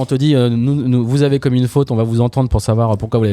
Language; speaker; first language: French; native; French